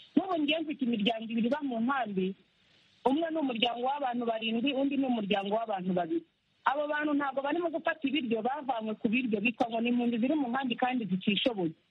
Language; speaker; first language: Kinyarwanda; native; Kinyarwanda